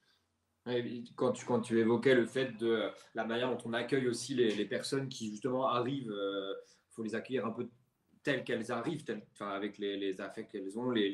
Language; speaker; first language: French; native; French